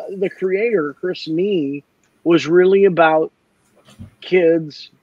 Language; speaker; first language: English; native; English